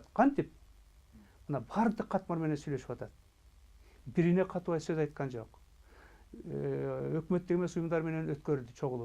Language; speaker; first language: Kyrgyz; native; Kyrgyz